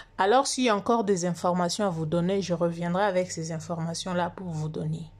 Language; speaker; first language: French; non-native, local second language; Lingala